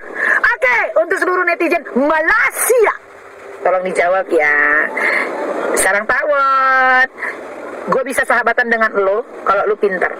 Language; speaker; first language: Indonesian; native; Indonesian